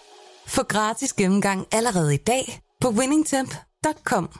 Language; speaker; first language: Danish; native; Danish